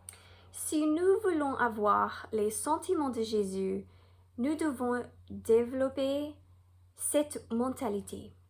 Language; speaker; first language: French; non-native, fluent; English